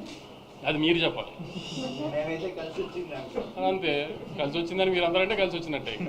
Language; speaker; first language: Telugu; native; Telugu